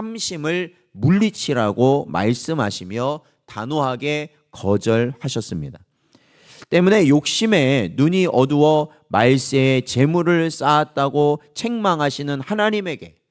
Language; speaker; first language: Korean; native; Korean